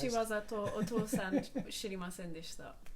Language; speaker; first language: Japanese; non-native, learner; English